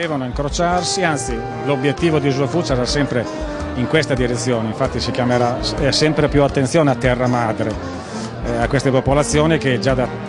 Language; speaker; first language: Italian; native; Italian